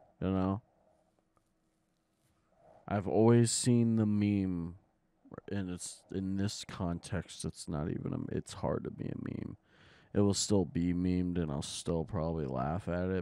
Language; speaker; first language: English; native; English